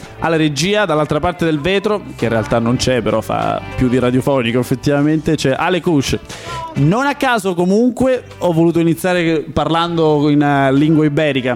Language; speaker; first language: Italian; native; Italian